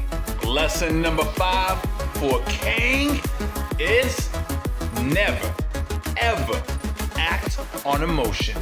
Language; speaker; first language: English; native; English